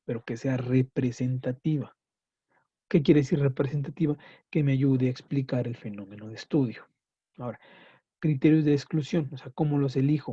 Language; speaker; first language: Spanish; native; Spanish